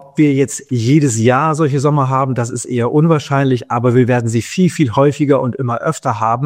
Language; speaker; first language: German; native; German